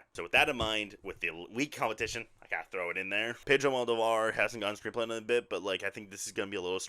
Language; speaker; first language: English; native; English